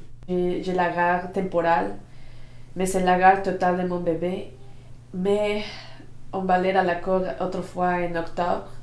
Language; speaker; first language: French; non-native, learner; Spanish